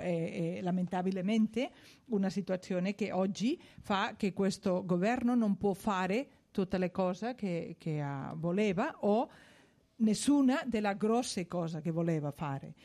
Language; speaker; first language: Italian; non-native, fluent; Spanish